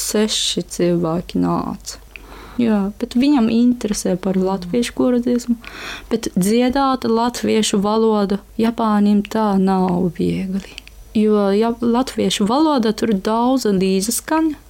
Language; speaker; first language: Latvian; non-native, learner; Japanese